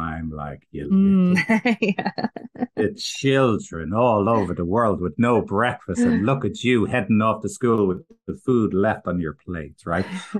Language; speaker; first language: English; native; English